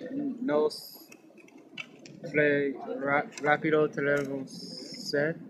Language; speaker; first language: Spanish; non-native, learner; English